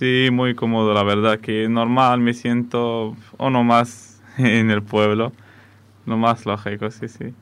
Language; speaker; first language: Spanish; non-native, fluent; Arabic